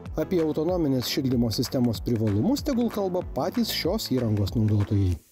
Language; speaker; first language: Lithuanian; native; Lithuanian